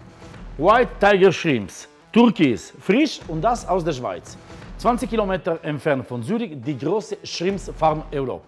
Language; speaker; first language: German; non-native, fluent; Italian